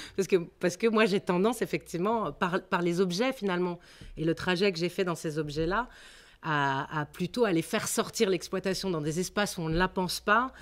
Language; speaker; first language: French; native; French